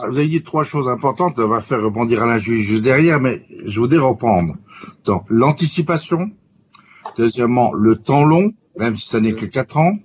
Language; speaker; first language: French; native; French